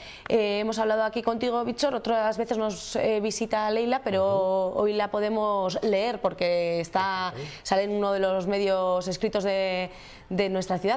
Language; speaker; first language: Spanish; native; Spanish